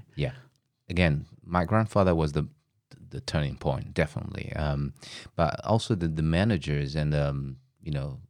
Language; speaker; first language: English; non-native, fluent; Italian